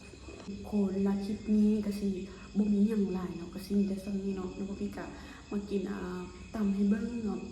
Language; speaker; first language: Thai; non-native, local second language; Lao